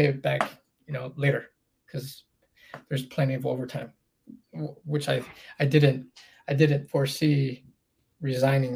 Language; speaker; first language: English; native; English